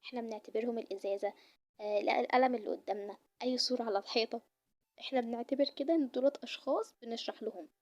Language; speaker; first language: Arabic; native; Arabic